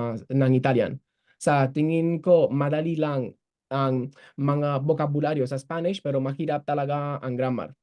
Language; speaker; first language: Filipino; non-native, fluent; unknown